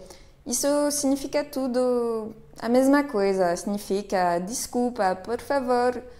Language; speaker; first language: Portuguese; non-native, fluent; French